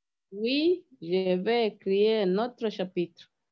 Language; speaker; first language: French; non-native, learner; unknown